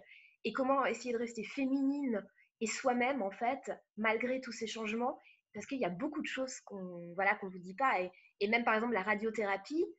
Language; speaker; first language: French; native; French